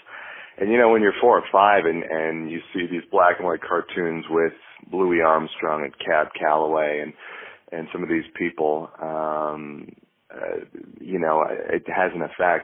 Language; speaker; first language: English; native; English